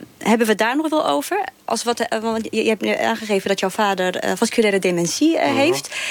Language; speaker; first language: Dutch; early bilingual, other home language; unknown